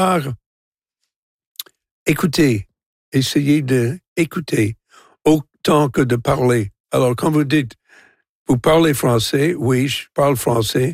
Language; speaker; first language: French; non-native, local second language; English